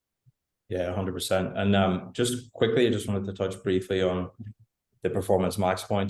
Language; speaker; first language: English; native; English